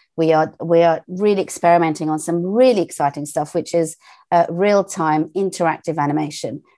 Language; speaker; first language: English; native; English